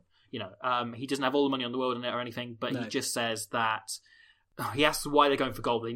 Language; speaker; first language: English; native; English